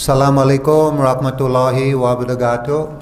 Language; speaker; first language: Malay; non-native, fluent; English